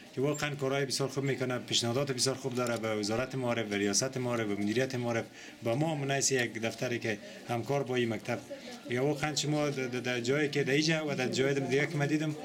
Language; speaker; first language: Persian; native; Persian